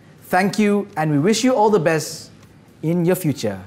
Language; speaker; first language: English; non-native, local second language; Malay